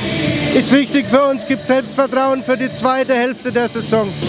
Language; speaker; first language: German; native; German